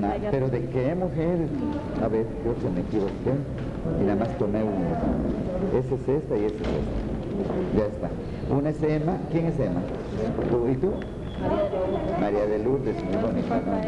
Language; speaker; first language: Spanish; native; Spanish